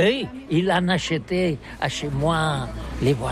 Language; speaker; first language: French; non-native, learner; Catalan